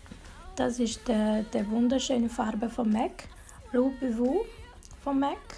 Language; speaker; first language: German; non-native, learner; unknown